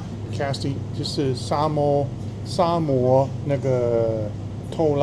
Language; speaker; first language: Chinese; non-native, fluent; English